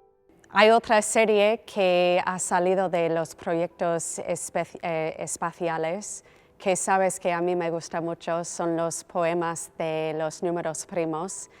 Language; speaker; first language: Spanish; non-native, fluent; English